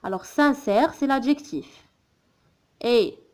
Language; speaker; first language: French; non-native, local second language; Arabic